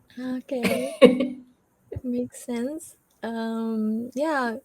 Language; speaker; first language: English; non-native, learner; Japanese